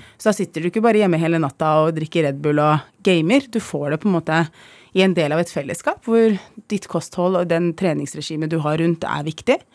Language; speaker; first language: Norwegian; early bilingual, other home language; Arabic